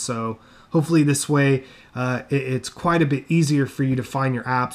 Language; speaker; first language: English; native; English